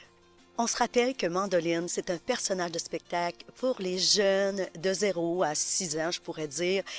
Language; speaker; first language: French; native; French